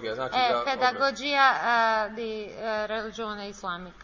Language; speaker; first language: Italian; non-native, learner; Bosnian